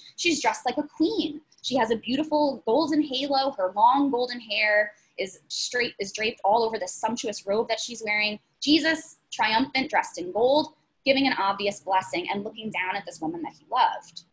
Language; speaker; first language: English; native; English